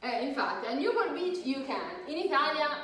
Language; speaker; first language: Italian; non-native, fluent; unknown